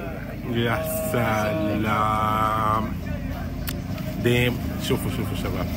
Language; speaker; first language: Arabic; native; Arabic